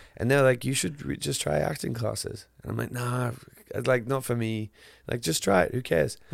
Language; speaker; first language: English; native; English